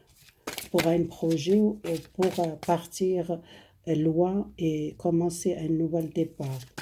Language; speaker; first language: French; non-native, fluent; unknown